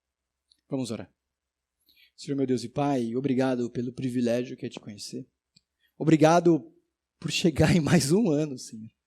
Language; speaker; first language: Portuguese; native; Portuguese